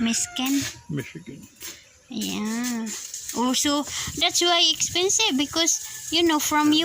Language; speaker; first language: English; non-native, learner; Cebuano